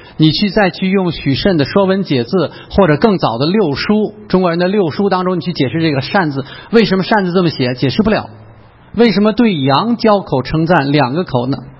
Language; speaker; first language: Chinese; native; Chinese